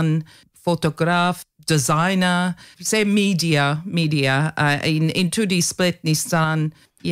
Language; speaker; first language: Slovenian; early bilingual, heritage; Slovenian